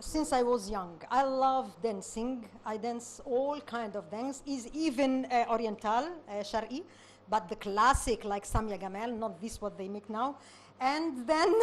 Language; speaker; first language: English; non-native, learner; Arabic